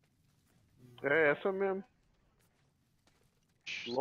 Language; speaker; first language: Portuguese; native; Portuguese